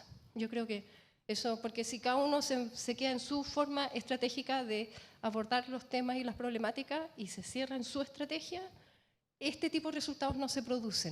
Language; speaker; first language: Spanish; native; Spanish